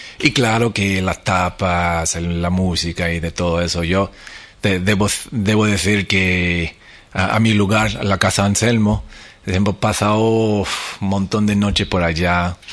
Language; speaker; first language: Spanish; non-native, fluent; English